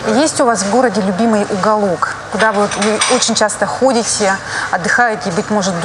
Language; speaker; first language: Russian; native; Russian